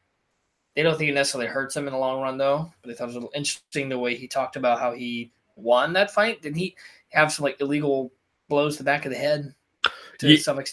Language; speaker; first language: English; native; English